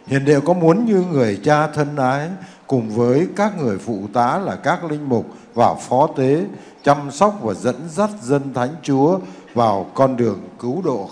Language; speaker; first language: Vietnamese; native; Vietnamese